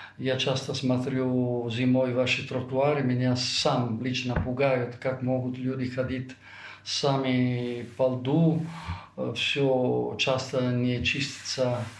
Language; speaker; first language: Russian; non-native, fluent; Italian